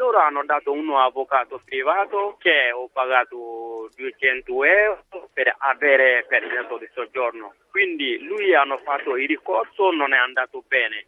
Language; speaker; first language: Italian; non-native, learner; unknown